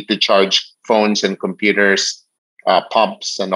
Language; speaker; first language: English; non-native, local second language; Filipino